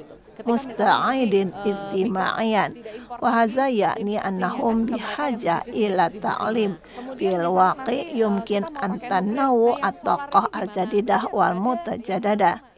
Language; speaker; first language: Arabic; non-native, fluent; Indonesian